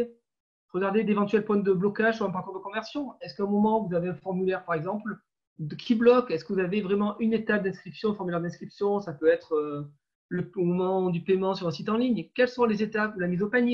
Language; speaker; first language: French; native; French